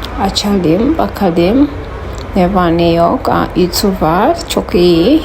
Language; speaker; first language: Turkish; non-native, fluent; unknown